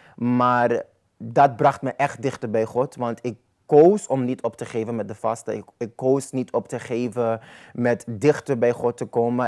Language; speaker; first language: Dutch; non-native, local second language; Papiamento